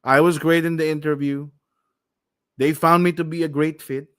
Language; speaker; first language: English; non-native, local second language; Filipino